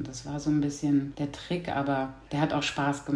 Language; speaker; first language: German; native; German